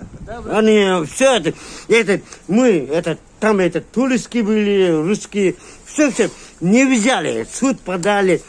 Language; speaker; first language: Russian; non-native, local second language; Kyrgyz